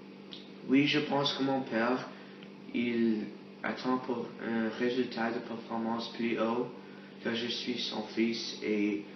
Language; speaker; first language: French; non-native, learner; English